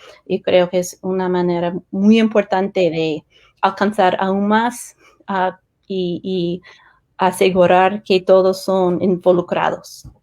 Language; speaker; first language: Spanish; non-native, fluent; English